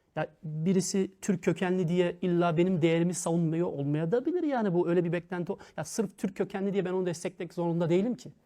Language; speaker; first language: Turkish; early bilingual, heritage; Turkish